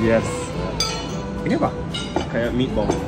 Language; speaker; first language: Indonesian; non-native, fluent; Japanese